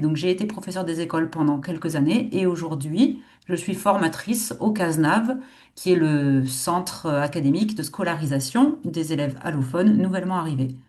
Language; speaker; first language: French; native; French